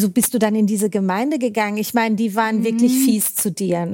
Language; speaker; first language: German; native; German